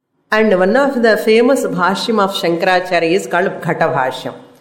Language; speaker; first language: English; non-native, local second language; Tamil